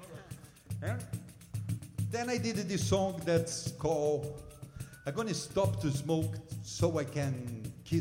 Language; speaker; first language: English; non-native, learner; Portuguese